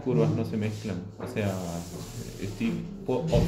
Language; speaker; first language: Spanish; native; Spanish